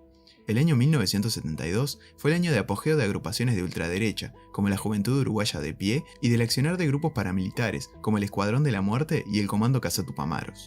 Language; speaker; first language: Spanish; native; Spanish